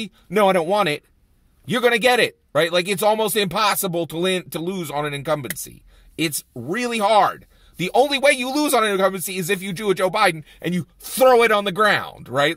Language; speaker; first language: English; native; English